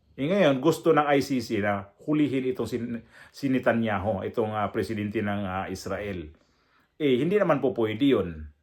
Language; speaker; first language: Filipino; non-native, local second language; Cebuano